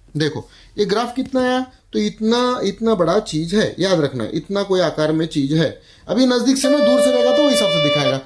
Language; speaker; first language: Hindi; non-native, local second language; Marathi